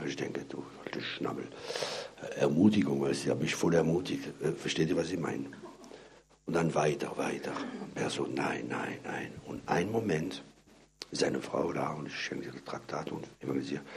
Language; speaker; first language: German; non-native, fluent; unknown